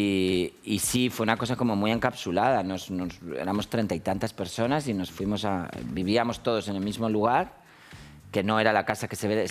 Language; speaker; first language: Spanish; native; Spanish